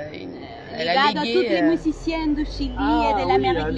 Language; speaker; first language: French; non-native, local second language; Spanish